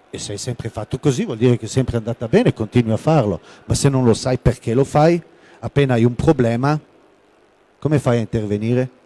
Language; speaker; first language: Italian; non-native, local second language; German